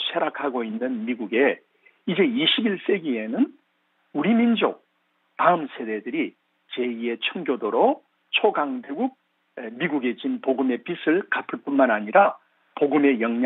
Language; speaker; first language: Korean; native; Korean